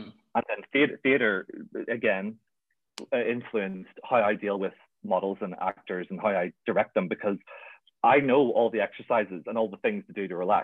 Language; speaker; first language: English; native; English